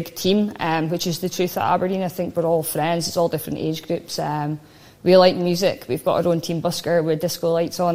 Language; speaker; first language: English; native; English